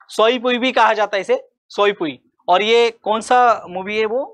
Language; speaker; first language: Hindi; non-native, local second language; Marathi